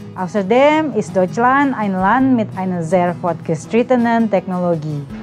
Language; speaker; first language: German; non-native, fluent; Indonesian